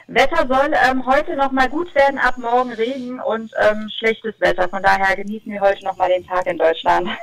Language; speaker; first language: German; native; German